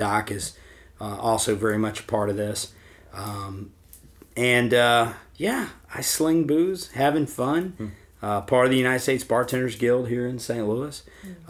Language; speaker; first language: English; native; English